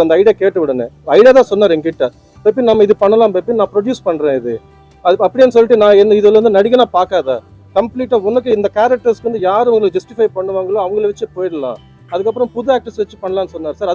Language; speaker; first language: Tamil; non-native, local second language; Telugu